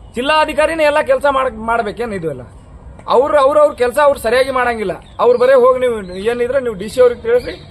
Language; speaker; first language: Kannada; non-native, local second language; Lambadi